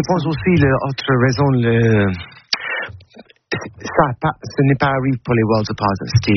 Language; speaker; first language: French; non-native, learner; English